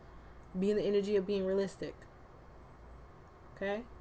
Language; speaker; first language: English; native; English